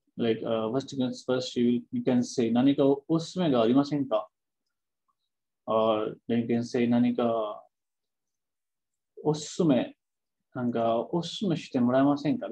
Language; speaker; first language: Japanese; non-native, fluent; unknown